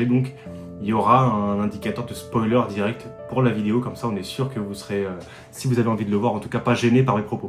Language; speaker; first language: French; native; French